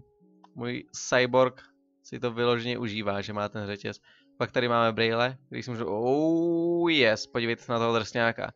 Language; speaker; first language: Czech; native; Czech